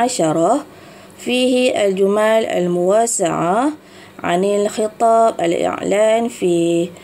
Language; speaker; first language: Arabic; non-native, fluent; Malay